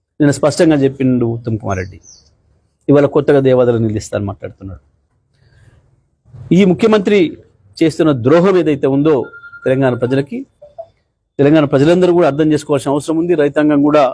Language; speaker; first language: Telugu; native; Telugu